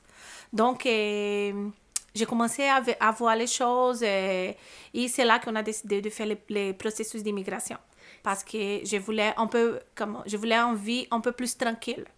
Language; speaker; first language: French; non-native, learner; Portuguese